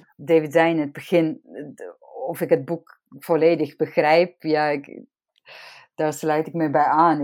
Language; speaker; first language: Dutch; non-native, fluent; Romanian